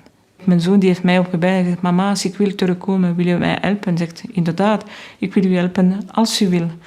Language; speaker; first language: Dutch; non-native, learner; French